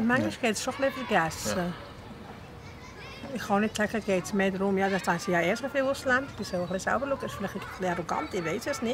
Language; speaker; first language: German; native; German